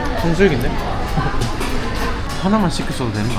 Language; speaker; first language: Korean; native; Korean